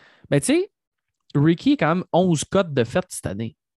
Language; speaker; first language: French; native; French